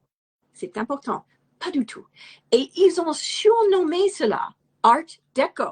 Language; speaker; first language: French; non-native, fluent; English